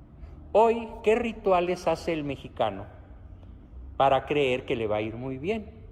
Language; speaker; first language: Spanish; native; Spanish